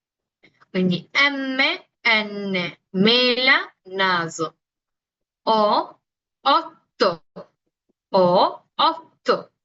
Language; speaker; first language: Italian; non-native, fluent; Spanish